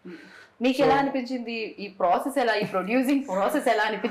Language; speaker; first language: Telugu; native; Telugu